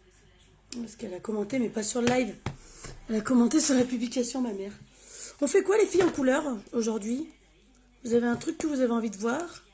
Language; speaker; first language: French; native; French